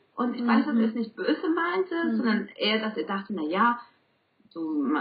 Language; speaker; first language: German; non-native, fluent; Spanish